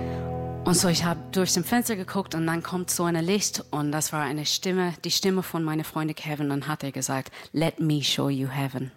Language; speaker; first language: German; non-native, learner; English